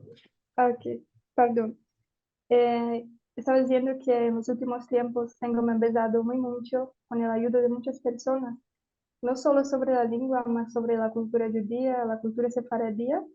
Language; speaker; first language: Spanish; non-native, learner; Portuguese